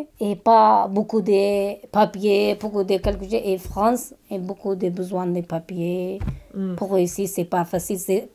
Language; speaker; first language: French; non-native, learner; Kurdish